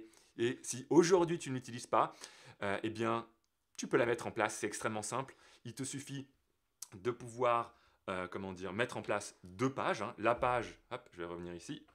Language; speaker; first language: French; native; French